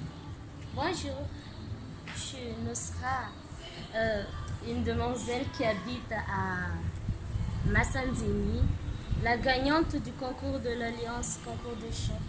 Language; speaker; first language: French; non-native, local second language; Comorian